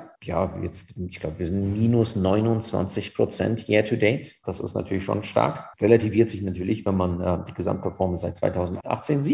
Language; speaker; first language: German; native; German